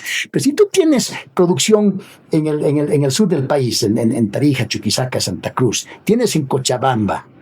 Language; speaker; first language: Spanish; native; Spanish